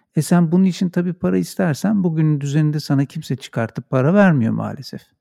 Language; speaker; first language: Turkish; native; Turkish